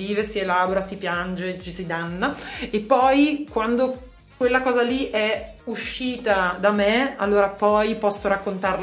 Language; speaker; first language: Italian; native; Italian